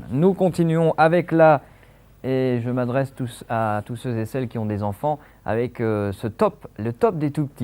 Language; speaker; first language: French; native; French